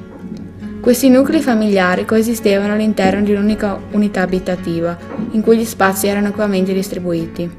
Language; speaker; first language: Italian; native; Italian